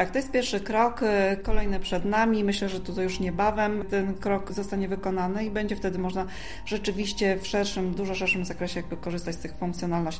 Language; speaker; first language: Polish; native; Polish